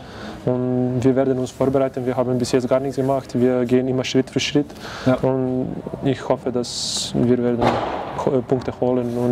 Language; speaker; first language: German; non-native, fluent; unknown